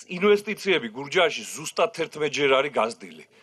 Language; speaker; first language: Georgian; native; Georgian